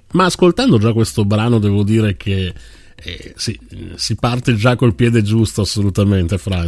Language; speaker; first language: Italian; native; Italian